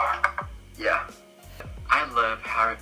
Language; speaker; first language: English; non-native, learner; Korean